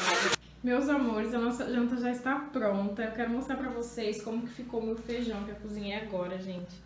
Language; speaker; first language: Portuguese; native; Portuguese